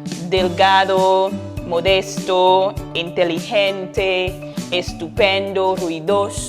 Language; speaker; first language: Spanish; non-native, fluent; English